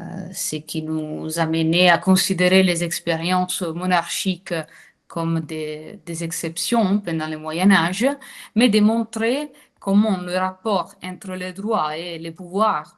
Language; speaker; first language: French; non-native, fluent; Italian